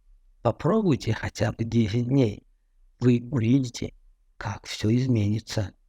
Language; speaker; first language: Russian; non-native, fluent; Tajik